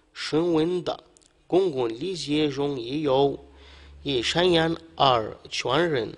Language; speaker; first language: Chinese; non-native, fluent; Arabic